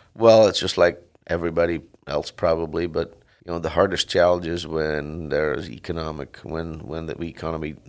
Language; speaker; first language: English; non-native, fluent; Dutch